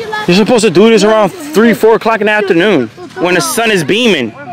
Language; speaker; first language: English; early bilingual, other home language; Spanish